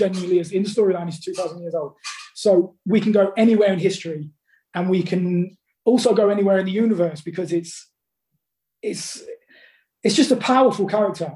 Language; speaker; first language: English; native; English